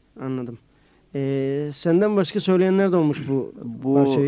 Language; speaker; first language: Turkish; native; Turkish